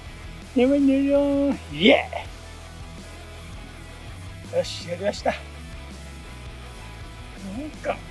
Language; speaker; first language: Japanese; native; Japanese